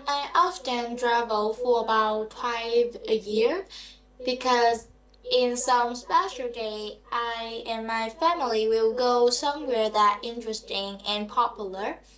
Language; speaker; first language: English; non-native, learner; Vietnamese